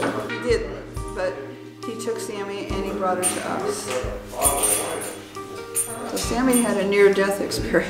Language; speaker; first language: English; native; English